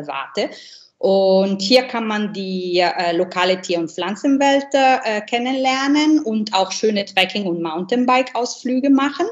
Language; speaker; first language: German; non-native, fluent; Italian